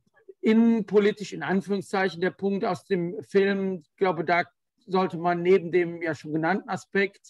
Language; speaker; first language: German; native; German